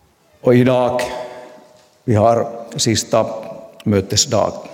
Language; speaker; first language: Swedish; non-native, local second language; Finnish